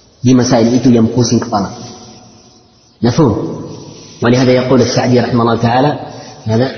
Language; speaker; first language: Arabic; non-native, fluent; Malay